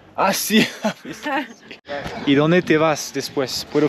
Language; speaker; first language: Spanish; non-native, learner; French